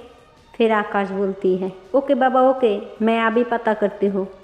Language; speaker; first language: Hindi; non-native, local second language; Bangla